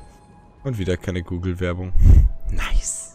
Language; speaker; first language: German; native; German